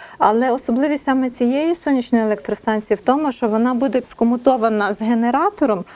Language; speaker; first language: Ukrainian; native; Ukrainian